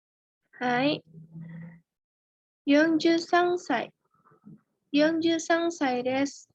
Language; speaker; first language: Japanese; non-native, fluent; Indonesian